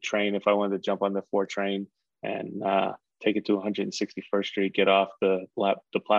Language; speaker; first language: English; native; English